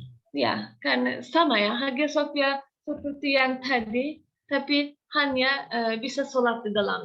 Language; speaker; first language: Indonesian; non-native, learner; Turkish